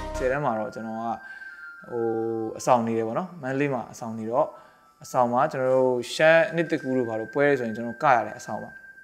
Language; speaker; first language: Burmese; non-native, local second language; Shan